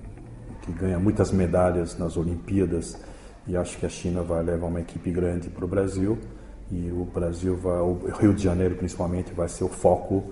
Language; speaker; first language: Portuguese; early bilingual, other home language; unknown